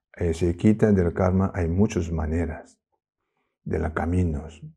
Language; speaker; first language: Spanish; non-native, learner; Tibetan